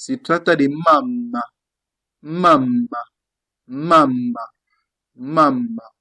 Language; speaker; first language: Italian; non-native, fluent; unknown